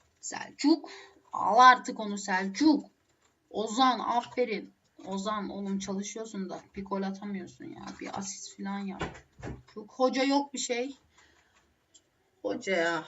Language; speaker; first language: Turkish; native; Turkish